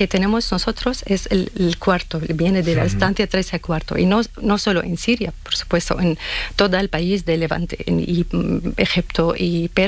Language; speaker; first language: Spanish; non-native, learner; Arabic